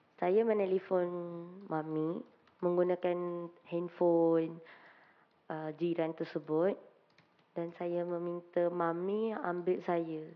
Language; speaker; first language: Malay; non-native, local second language; Tamil